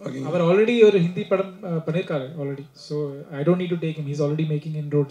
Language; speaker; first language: Tamil; non-native, fluent; Hindi